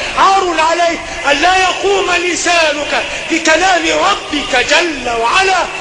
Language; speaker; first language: Arabic; non-native, local second language; Ngazidja Comorian